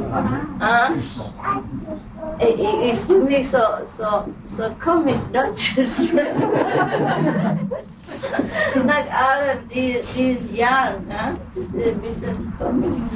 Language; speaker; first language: German; non-native, learner; Vietnamese